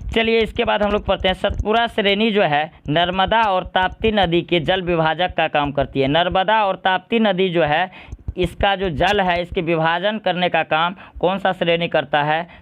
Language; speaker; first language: Hindi; native; Hindi